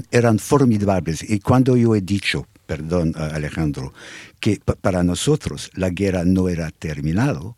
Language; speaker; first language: Spanish; non-native, fluent; English